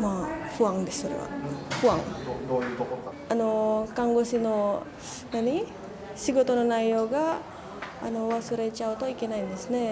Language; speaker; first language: Japanese; non-native, learner; Indonesian